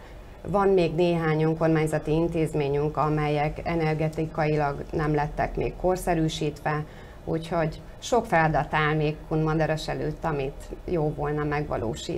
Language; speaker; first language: Hungarian; native; Hungarian